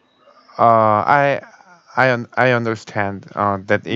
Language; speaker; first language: English; non-native, learner; Korean